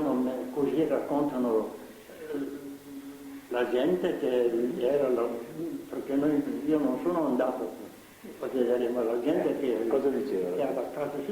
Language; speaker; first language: Italian; non-native, fluent; Slovenian